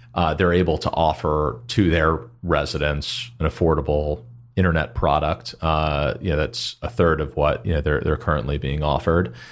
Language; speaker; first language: English; native; English